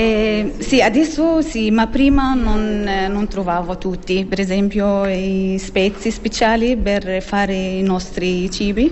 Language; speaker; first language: Italian; non-native, learner; Arabic